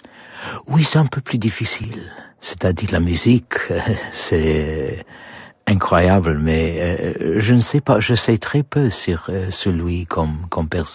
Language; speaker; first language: French; non-native, learner; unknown